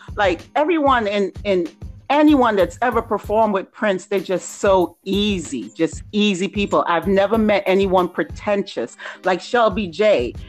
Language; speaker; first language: English; native; English